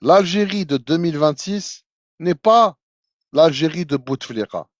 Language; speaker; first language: French; non-native, local second language; Arabic